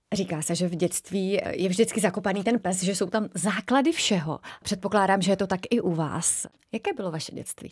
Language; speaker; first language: Czech; native; Czech